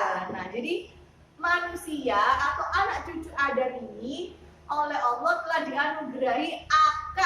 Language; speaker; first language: Indonesian; native; Indonesian